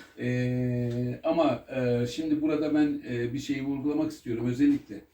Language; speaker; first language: Turkish; native; Turkish